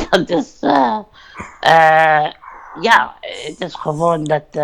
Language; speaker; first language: Dutch; non-native, learner; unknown